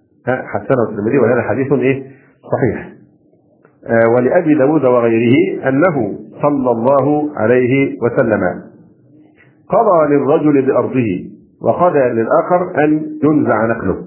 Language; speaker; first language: Arabic; native; Arabic